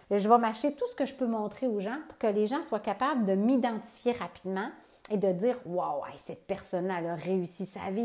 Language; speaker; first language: French; native; French